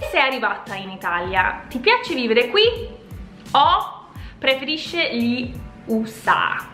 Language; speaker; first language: Italian; non-native, fluent; English